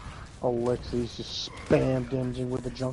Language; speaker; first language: English; native; English